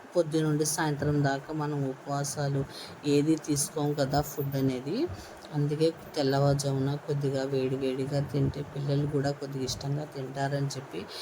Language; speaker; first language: Telugu; non-native, local second language; Urdu